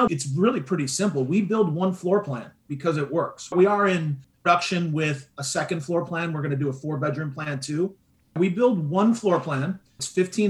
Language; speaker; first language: English; native; English